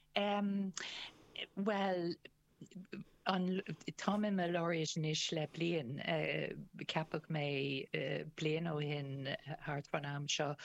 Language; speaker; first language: Irish; native; Irish